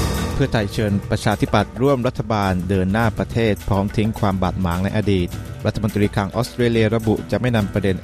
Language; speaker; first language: Thai; native; Thai